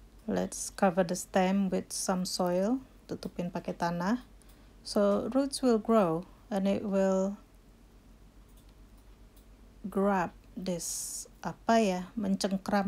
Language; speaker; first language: English; non-native, fluent; Indonesian